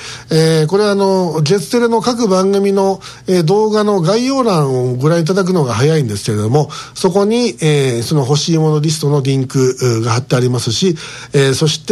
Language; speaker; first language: Japanese; native; Japanese